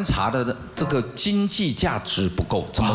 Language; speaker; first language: Chinese; native; Chinese